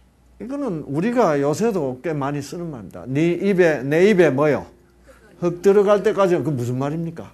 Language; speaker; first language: Korean; native; Korean